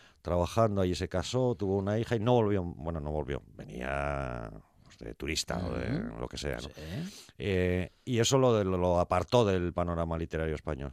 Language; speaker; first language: Spanish; native; Spanish